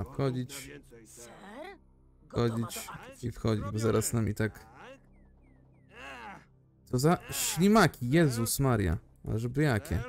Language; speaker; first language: Polish; native; Polish